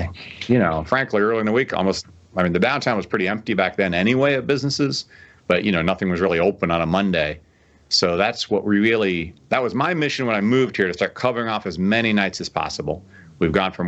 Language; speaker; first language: English; native; English